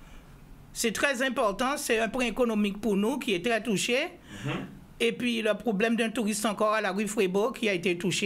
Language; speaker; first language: French; non-native, local second language; Guadeloupean Creole French